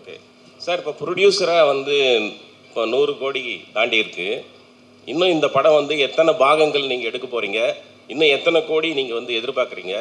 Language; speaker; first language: Tamil; native; Tamil